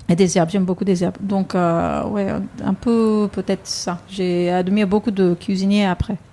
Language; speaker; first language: French; non-native, fluent; Japanese